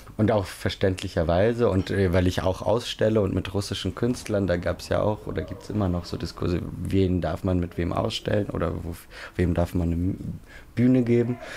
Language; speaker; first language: German; early bilingual, other home language; Russian